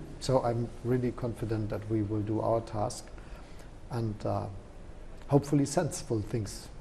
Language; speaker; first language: English; non-native, fluent; German